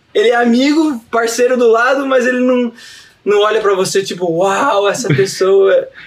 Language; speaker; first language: Portuguese; early bilingual, heritage; Portuguese